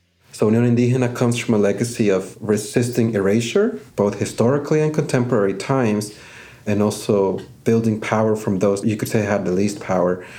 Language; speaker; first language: English; early bilingual, other home language; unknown